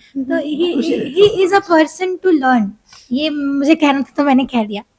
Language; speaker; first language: Hindi; native; Hindi